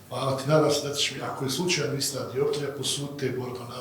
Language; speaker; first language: Bosnian; native; Bosnian